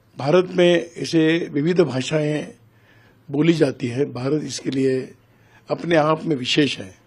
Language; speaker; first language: Hindi; non-native, local second language; Marathi